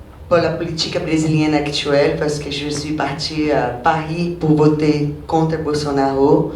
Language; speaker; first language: French; non-native, fluent; Portuguese